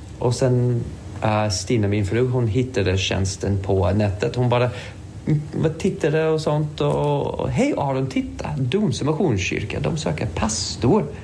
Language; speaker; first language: Swedish; non-native, fluent; English